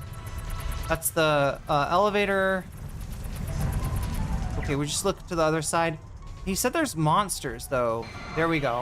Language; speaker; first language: English; native; English